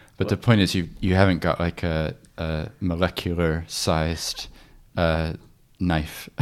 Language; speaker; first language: English; native; English